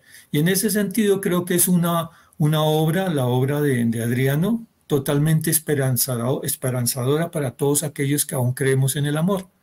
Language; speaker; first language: Spanish; native; Spanish